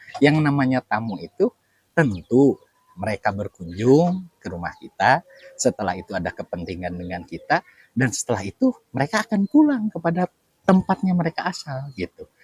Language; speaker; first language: Indonesian; non-native, local second language; Sundanese